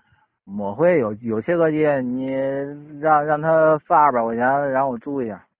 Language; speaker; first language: Chinese; native; Chinese